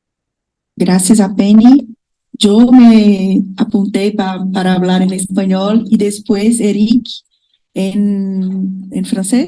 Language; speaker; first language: Spanish; non-native, fluent; Portuguese